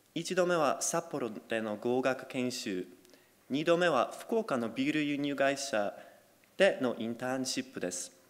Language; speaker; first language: Japanese; non-native, fluent; Polish